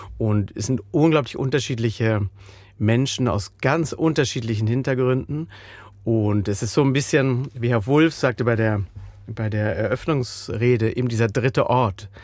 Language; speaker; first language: German; native; German